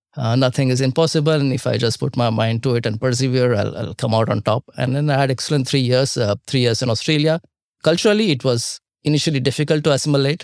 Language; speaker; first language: English; non-native, local second language; Marathi